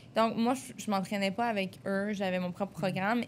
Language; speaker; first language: French; native; French